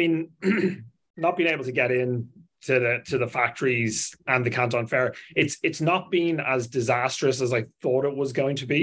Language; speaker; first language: English; native; English